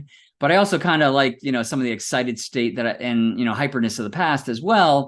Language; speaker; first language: English; native; English